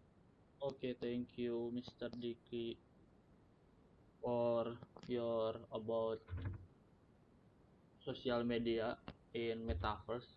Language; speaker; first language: English; non-native, learner; Indonesian